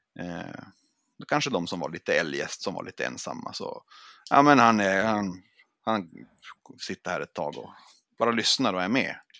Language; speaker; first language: Swedish; native; Swedish